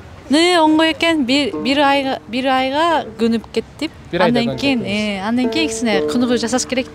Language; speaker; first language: Kyrgyz; non-native, fluent; Japanese